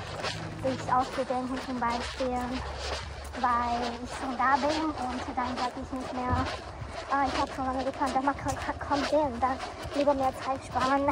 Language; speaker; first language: German; non-native, learner; Chinese